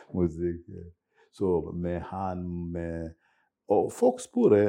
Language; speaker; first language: Norwegian; non-native, fluent; Swahili